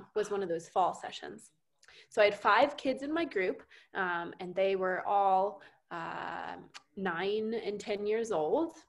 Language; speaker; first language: English; native; English